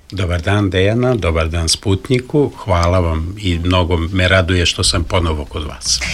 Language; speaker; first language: Serbian; non-native, local second language; Hungarian